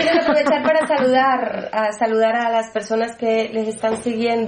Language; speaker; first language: Spanish; non-native, learner; German